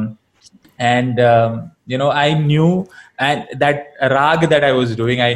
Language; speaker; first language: English; non-native, local second language; Malayalam